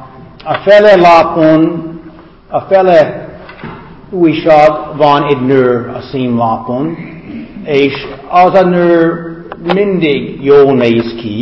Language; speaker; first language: Hungarian; non-native, fluent; English